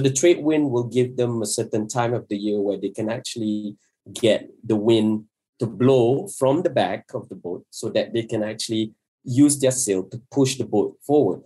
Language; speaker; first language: English; non-native, local second language; Malay